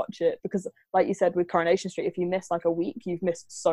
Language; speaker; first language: English; native; English